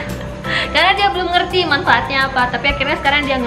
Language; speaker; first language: Indonesian; native; Indonesian